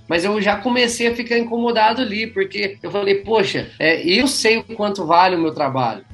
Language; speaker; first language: Portuguese; native; Portuguese